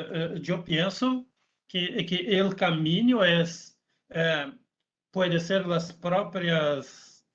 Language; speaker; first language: Spanish; non-native, learner; Portuguese